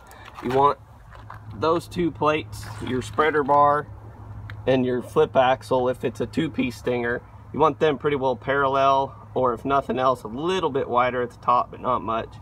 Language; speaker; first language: English; native; English